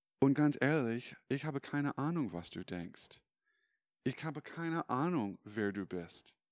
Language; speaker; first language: German; non-native, fluent; English